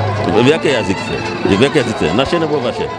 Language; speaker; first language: Czech; non-native, learner; Lingala